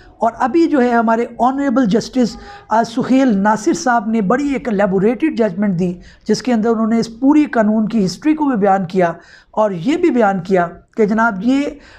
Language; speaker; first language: Urdu; non-native, local second language; Punjabi